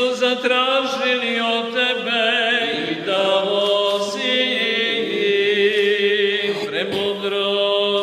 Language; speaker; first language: Bosnian; native; Bosnian